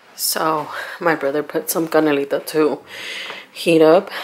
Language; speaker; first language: English; early bilingual, other home language; Spanish